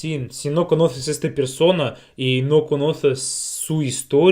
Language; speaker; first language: Spanish; non-native, fluent; Russian